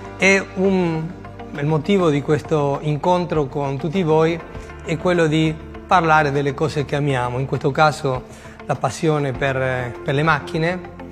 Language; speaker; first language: Italian; non-native, fluent; Spanish